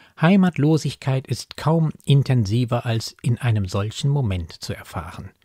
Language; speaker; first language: German; native; German